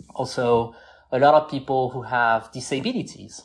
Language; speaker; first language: English; non-native, fluent; French